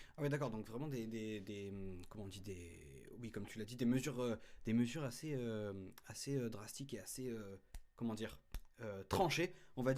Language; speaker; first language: French; native; French